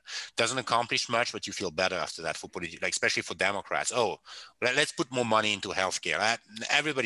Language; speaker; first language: English; non-native, fluent; French